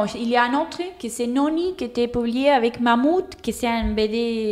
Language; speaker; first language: French; non-native, fluent; Spanish